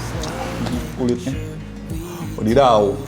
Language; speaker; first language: Indonesian; native; Indonesian